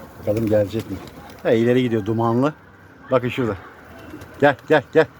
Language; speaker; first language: Turkish; native; Turkish